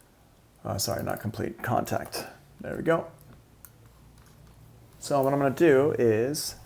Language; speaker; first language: English; native; English